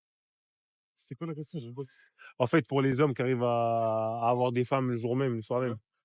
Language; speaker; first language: French; native; French